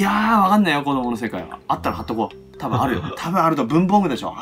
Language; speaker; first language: Japanese; native; Japanese